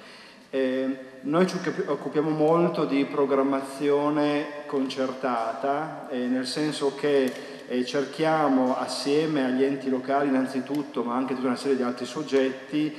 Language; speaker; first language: Italian; native; Italian